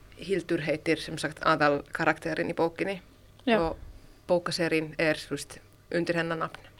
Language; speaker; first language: Icelandic; non-native, fluent; Finnish